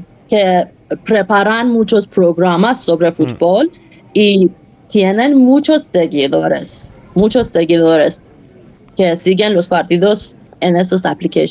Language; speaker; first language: Spanish; non-native, fluent; Persian